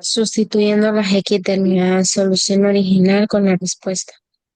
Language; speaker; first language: Spanish; native; Spanish